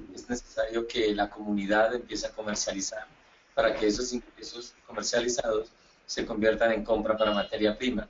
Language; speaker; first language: Spanish; native; Spanish